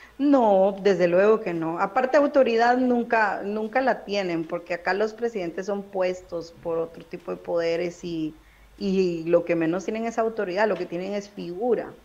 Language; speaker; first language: Spanish; native; Spanish